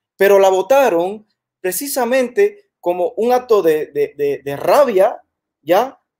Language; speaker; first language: Spanish; native; Spanish